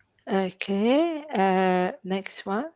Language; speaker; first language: English; non-native, fluent; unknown